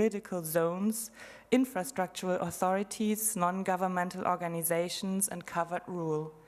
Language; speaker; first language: English; non-native, fluent; German